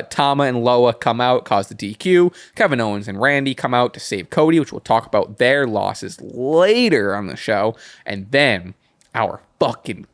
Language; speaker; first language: English; native; English